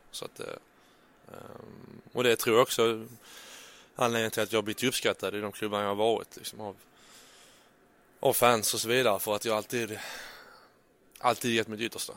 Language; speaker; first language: Swedish; native; Swedish